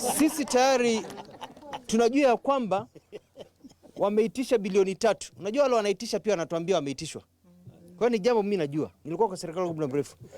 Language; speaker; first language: Swahili; non-native, local second language; Kamba